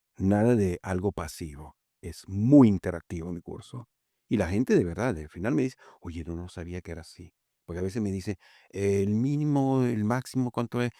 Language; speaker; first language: Spanish; early bilingual, other home language; Italian